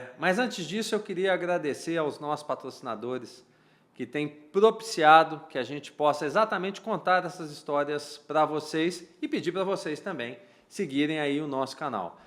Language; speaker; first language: Portuguese; native; Portuguese